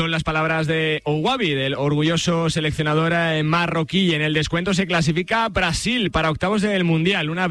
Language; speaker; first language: Spanish; native; Spanish